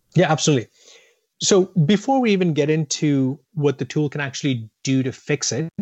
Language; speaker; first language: English; non-native, local second language; Tamil